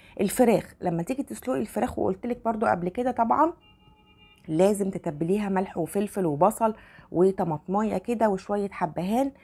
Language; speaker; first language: Arabic; native; Arabic